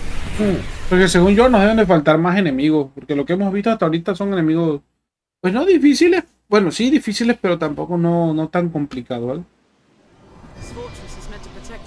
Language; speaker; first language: Spanish; native; Spanish